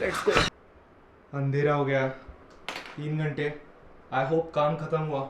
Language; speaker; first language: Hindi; non-native, local second language; Marathi